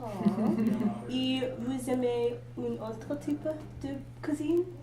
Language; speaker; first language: French; non-native, learner; English